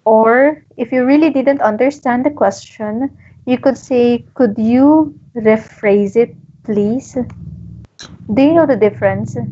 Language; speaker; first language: English; non-native, local second language; Filipino